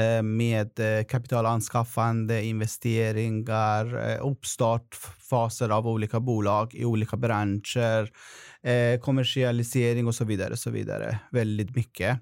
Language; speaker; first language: Swedish; non-native, fluent; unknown